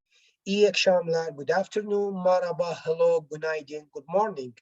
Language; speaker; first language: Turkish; non-native, learner; Arabic